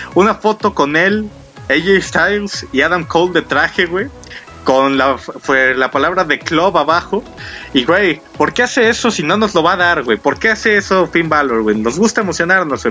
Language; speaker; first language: Spanish; native; Spanish